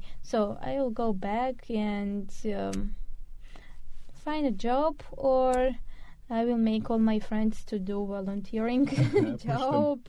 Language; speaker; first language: English; non-native, learner; Armenian